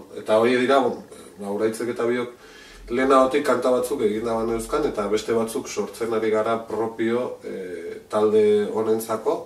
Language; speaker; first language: Basque; non-native, local second language; Spanish